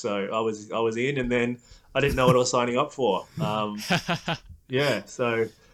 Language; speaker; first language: English; native; English